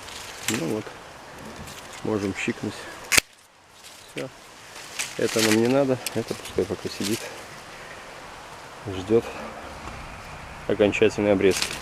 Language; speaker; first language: Russian; native; Russian